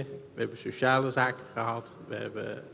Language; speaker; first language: Dutch; early bilingual, other home language; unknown